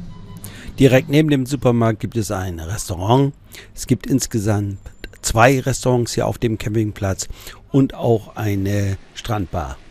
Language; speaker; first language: German; native; German